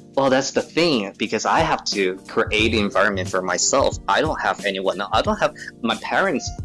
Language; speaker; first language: English; non-native, fluent; Chinese